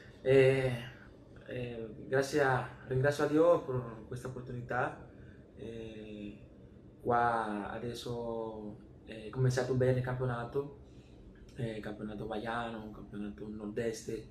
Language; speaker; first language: Italian; non-native, learner; Spanish